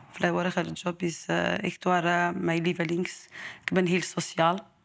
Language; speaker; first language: Dutch; non-native, learner; Arabic